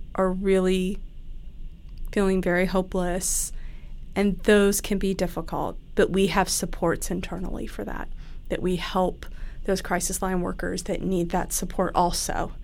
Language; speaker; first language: English; native; English